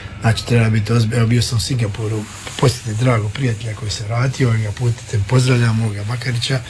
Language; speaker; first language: Croatian; native; Croatian